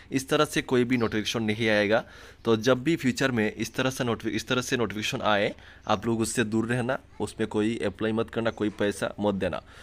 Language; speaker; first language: Hindi; non-native, local second language; Bangla